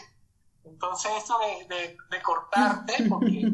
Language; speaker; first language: Spanish; native; Spanish